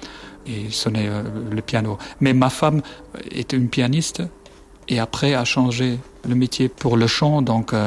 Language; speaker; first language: French; non-native, fluent; German